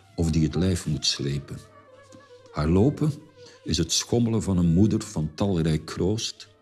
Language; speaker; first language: Dutch; native; Dutch